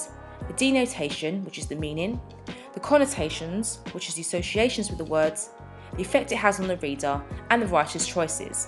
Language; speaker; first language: English; native; English